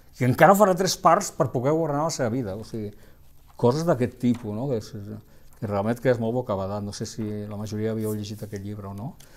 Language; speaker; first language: Catalan; non-native, local second language; Spanish